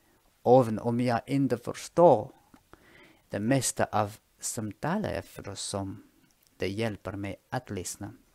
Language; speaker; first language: Swedish; non-native, fluent; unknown